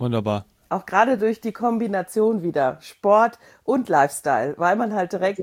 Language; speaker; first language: German; native; German